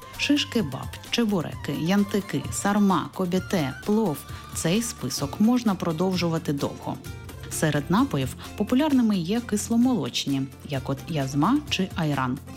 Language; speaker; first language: Ukrainian; native; Ukrainian